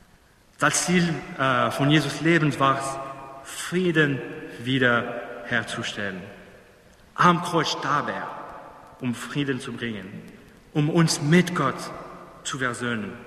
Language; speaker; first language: German; non-native, fluent; English